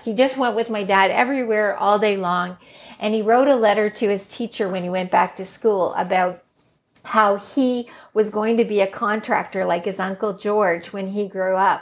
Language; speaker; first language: English; native; English